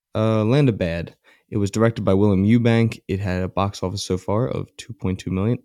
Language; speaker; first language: English; native; English